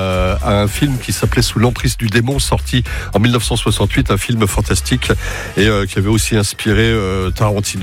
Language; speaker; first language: French; native; French